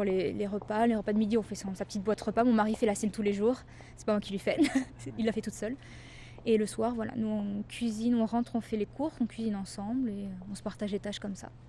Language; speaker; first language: French; native; French